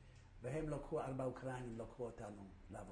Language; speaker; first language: Hebrew; non-native, fluent; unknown